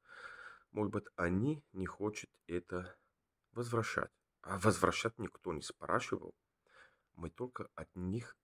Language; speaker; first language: Russian; non-native, learner; Bulgarian